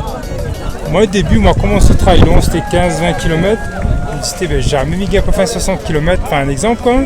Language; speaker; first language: French; non-native, local second language; Réunion Creole French